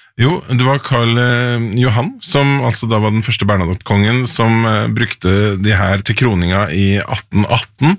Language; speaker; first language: Norwegian; native; Norwegian